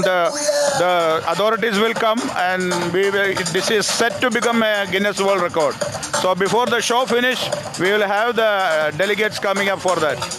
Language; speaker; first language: English; non-native, local second language; Malayalam